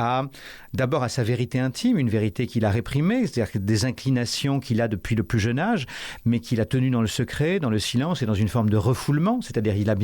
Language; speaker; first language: French; native; French